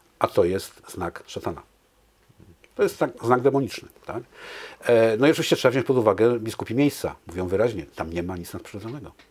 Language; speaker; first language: Polish; native; Polish